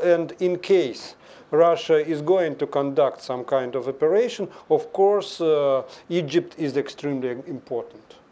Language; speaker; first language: English; non-native, fluent; Russian